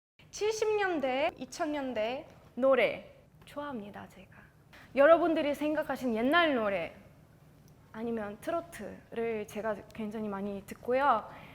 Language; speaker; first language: Korean; non-native, fluent; Russian